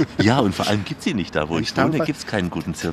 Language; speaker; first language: German; native; German